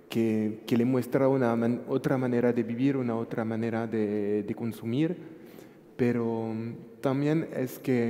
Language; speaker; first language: Spanish; non-native, fluent; French